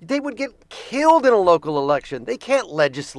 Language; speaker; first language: English; native; English